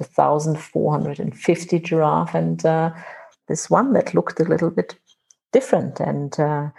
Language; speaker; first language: English; non-native, fluent; German